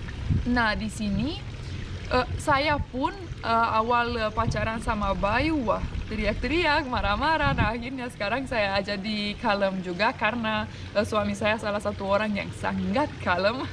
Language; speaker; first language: Indonesian; non-native, fluent; Romanian